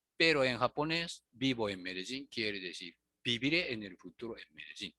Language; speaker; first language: Spanish; non-native, fluent; Japanese